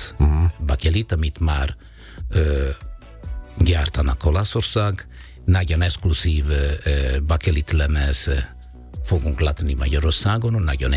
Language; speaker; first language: Hungarian; non-native, fluent; Italian